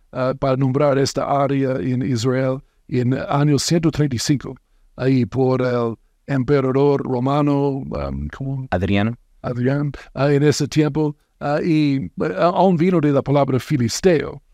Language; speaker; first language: Spanish; non-native, fluent; English